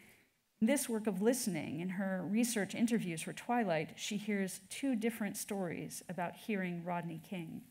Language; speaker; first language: English; native; English